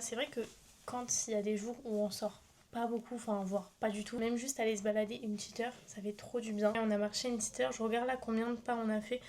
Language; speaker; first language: French; native; French